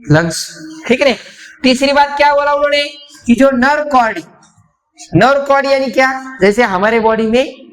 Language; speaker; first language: Hindi; non-native, local second language; Marathi